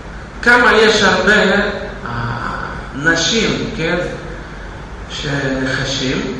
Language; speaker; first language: Hebrew; non-native, fluent; Russian